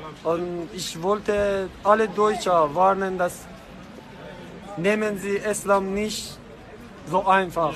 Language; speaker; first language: German; non-native, learner; Persian